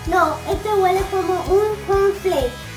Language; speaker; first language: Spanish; early bilingual, heritage; English